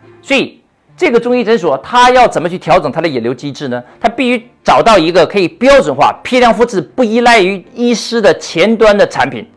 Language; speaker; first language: Chinese; native; Chinese